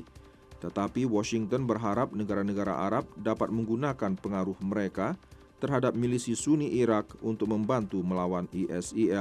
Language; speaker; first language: Indonesian; native; Indonesian